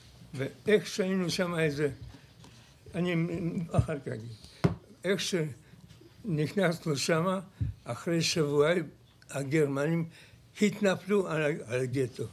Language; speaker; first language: Hebrew; non-native, fluent; Polish